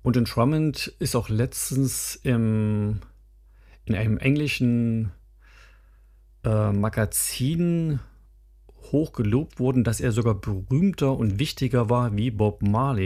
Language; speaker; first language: German; native; German